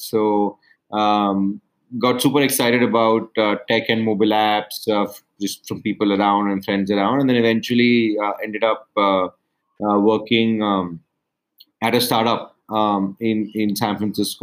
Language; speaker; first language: English; non-native, local second language; Hindi